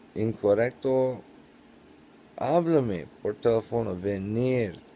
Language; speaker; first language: Spanish; non-native, learner; English